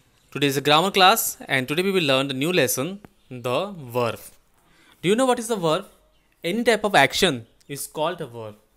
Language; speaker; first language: English; non-native, local second language; Bangla